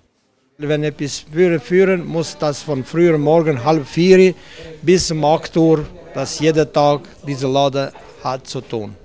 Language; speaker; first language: German; non-native, learner; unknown